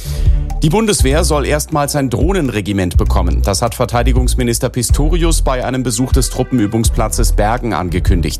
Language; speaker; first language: German; native; German